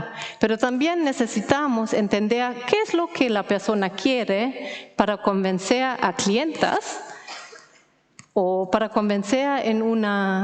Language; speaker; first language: Spanish; non-native, fluent; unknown